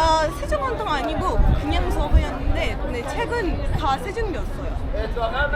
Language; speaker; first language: Korean; non-native, learner; Persian